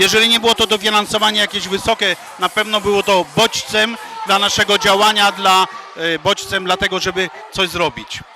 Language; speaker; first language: Polish; native; Polish